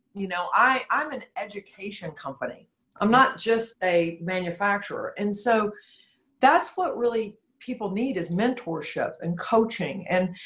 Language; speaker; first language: English; native; English